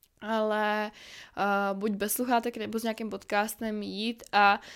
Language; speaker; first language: Czech; native; Czech